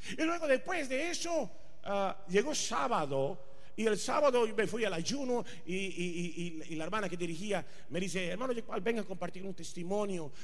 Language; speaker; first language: Spanish; non-native, fluent; Punjabi